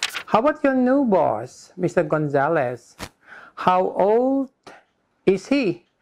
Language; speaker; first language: English; non-native, fluent; Indonesian